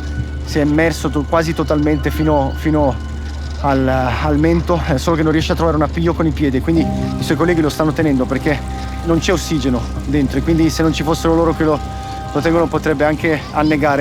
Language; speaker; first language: Italian; native; Italian